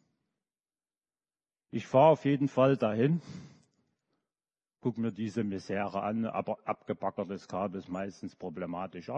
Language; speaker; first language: German; native; German